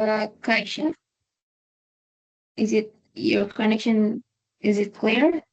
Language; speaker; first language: English; non-native, learner; Indonesian